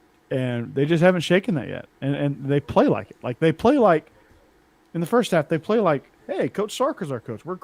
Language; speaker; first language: English; native; English